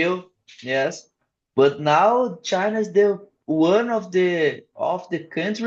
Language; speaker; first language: English; non-native, learner; Portuguese